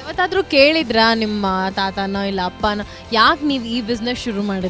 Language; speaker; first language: Kannada; native; Kannada